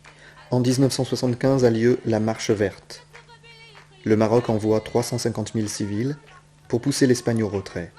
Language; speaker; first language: French; native; French